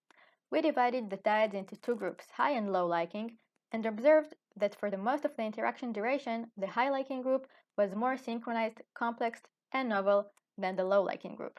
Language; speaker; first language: English; non-native, fluent; Hebrew